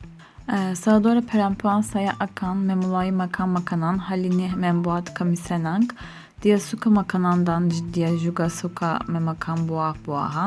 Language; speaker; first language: Indonesian; non-native, learner; Turkish